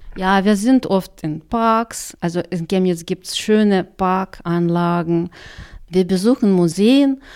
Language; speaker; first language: German; non-native, fluent; Russian